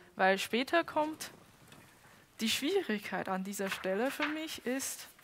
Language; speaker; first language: German; non-native, fluent; Chinese